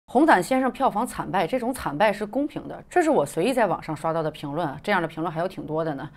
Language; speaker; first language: Chinese; native; Chinese